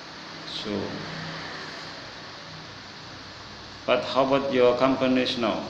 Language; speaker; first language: English; non-native, fluent; Indonesian